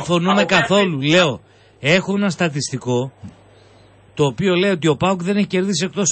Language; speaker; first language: Greek; native; Greek